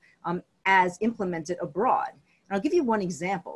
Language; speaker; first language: English; native; English